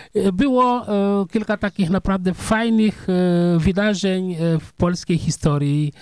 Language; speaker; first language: Polish; non-native, fluent; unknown